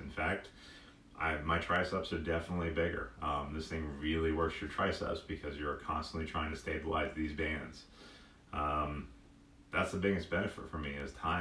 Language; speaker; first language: English; native; English